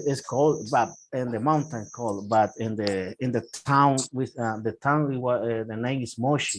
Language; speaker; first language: English; non-native, learner; Spanish